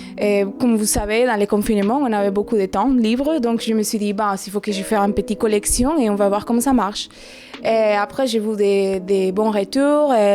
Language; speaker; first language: French; non-native, fluent; Spanish